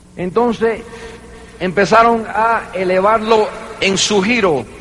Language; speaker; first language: Spanish; early bilingual, heritage; Spanish